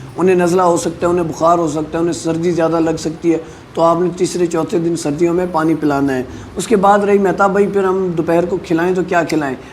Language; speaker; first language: Urdu; non-native, local second language; Sindhi